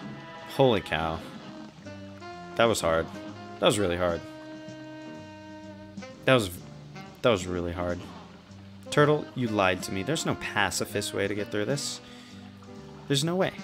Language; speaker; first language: English; native; English